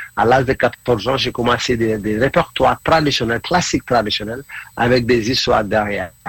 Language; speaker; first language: French; non-native, local second language; Mandingo